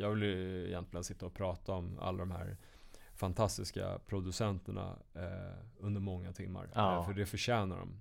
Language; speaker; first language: Swedish; native; Swedish